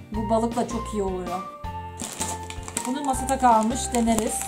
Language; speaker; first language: Turkish; non-native, fluent; Japanese